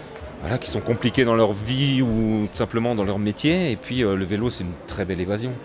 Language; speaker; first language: French; native; French